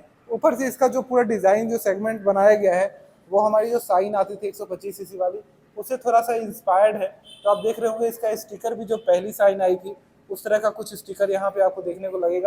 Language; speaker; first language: Hindi; native; Hindi